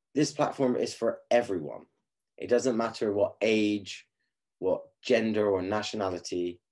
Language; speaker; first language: English; native; English